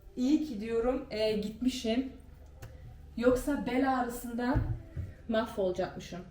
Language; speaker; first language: Turkish; early bilingual, heritage; Turkish